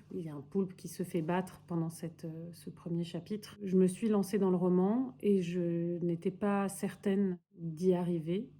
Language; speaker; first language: French; early bilingual, other home language; Spanish